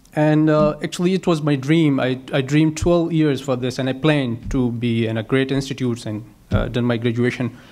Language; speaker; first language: English; non-native, local second language; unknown